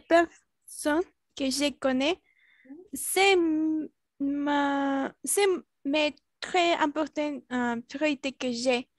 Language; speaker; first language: French; non-native, learner; Spanish